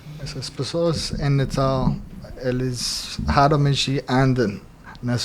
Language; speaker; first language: Portuguese; non-native, fluent; English